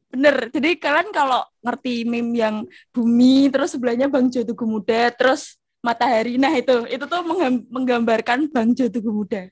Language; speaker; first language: Indonesian; native; Indonesian